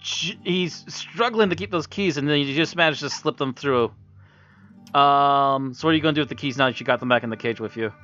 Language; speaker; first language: English; native; English